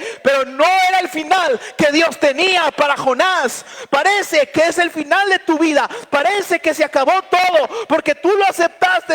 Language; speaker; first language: Spanish; native; Spanish